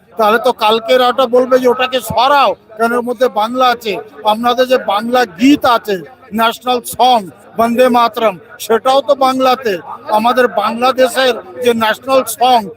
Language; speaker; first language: Bangla; non-native, local second language; Punjabi